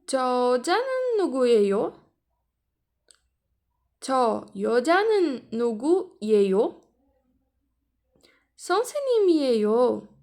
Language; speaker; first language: Korean; non-native, fluent; Portuguese